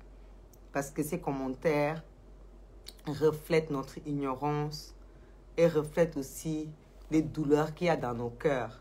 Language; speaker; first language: French; non-native, local second language; Wolof